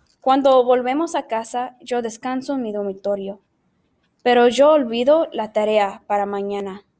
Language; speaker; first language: Spanish; non-native, learner; English